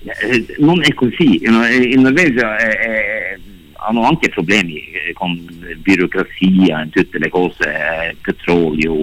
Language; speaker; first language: Italian; non-native, learner; Norwegian